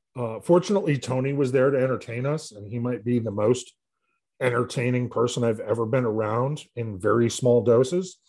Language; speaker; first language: English; native; English